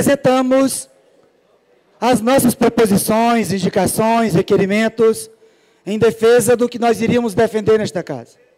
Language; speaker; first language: Portuguese; native; Portuguese